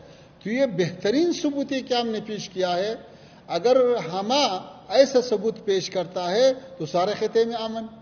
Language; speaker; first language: Hindi; non-native, learner; Pashto